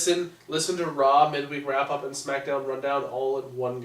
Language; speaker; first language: English; native; English